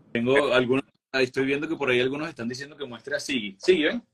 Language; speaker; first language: Spanish; native; Spanish